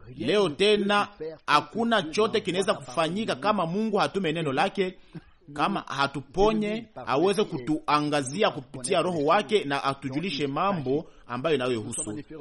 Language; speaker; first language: Swahili; native; Swahili